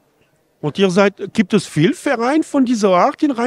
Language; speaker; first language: German; non-native, fluent; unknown